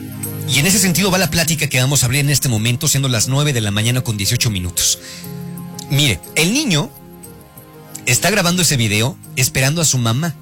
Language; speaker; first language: Spanish; native; Spanish